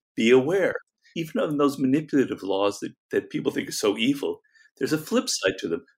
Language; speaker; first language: English; native; English